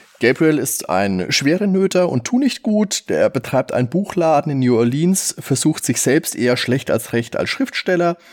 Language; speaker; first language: German; native; German